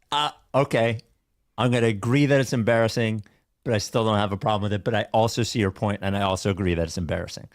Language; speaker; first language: English; native; English